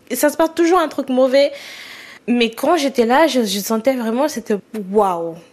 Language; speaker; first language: French; non-native, fluent; Portuguese